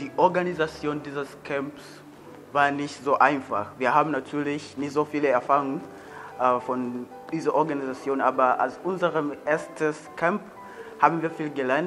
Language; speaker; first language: German; non-native, learner; Swahili